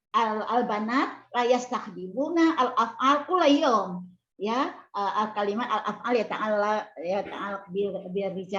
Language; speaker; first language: Arabic; non-native, learner; Indonesian